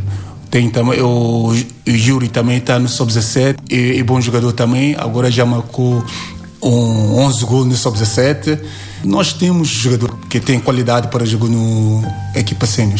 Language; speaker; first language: Portuguese; non-native, learner; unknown